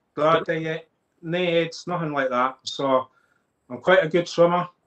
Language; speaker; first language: English; native; English